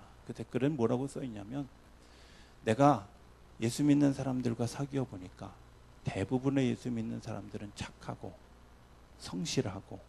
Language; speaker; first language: Korean; native; Korean